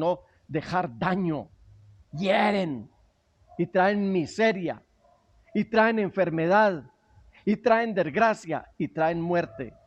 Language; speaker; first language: Spanish; native; Spanish